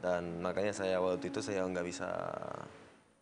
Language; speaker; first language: Indonesian; non-native, learner; Spanish